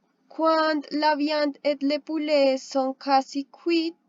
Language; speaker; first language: French; non-native, learner; Spanish